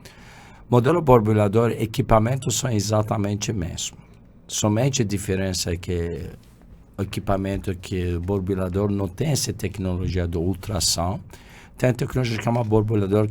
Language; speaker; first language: Portuguese; non-native, fluent; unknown